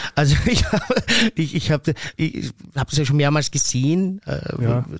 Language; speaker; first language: German; native; German